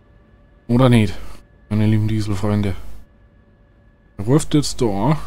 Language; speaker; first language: German; native; German